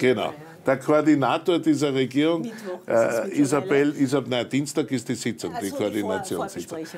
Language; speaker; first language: German; native; German